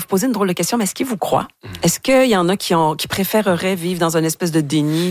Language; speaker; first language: French; native; French